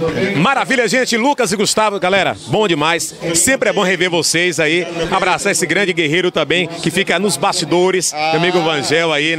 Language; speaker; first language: Portuguese; native; Portuguese